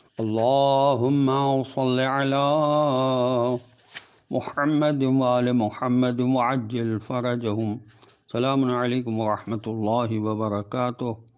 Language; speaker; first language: Urdu; native; Urdu